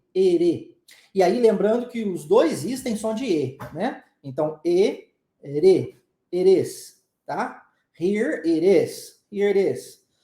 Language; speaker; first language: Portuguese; early bilingual, heritage; Portuguese